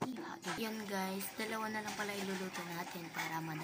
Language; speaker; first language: Filipino; native; Filipino